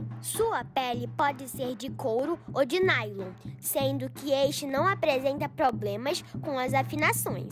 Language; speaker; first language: Portuguese; native; Portuguese